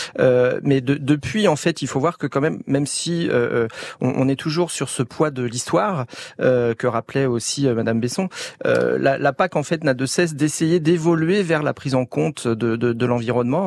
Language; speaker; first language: French; native; French